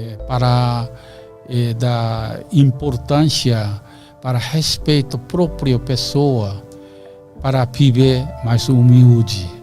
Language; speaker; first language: Portuguese; non-native, learner; Korean